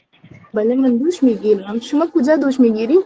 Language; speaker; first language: Persian; non-native, learner; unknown